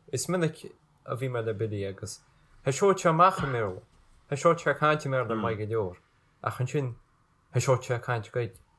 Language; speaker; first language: Irish; native; Irish